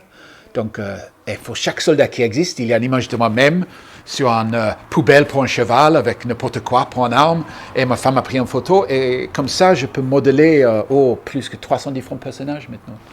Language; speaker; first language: French; non-native, fluent; English